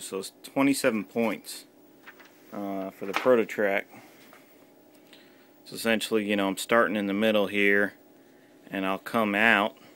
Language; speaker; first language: English; native; English